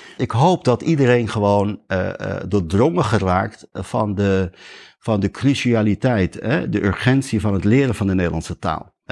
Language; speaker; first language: Dutch; early bilingual, other home language; Riffian